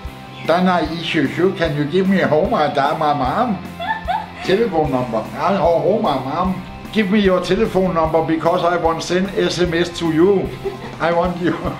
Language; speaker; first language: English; non-native, learner; Danish